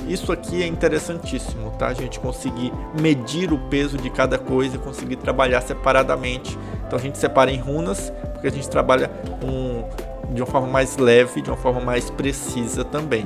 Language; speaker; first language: Portuguese; native; Portuguese